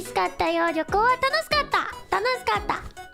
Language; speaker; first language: Japanese; non-native, learner; English